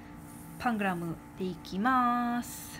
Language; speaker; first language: Japanese; non-native, fluent; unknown